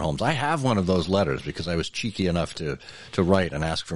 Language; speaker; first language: English; native; English